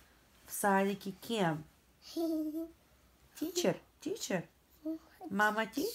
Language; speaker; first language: Russian; native; Russian